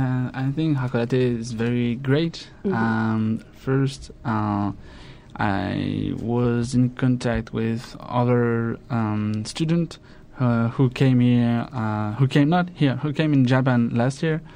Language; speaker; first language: English; non-native, fluent; French